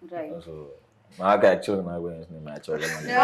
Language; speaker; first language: Telugu; native; Telugu